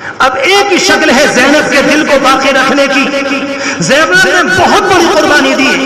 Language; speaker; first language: Urdu; native; Urdu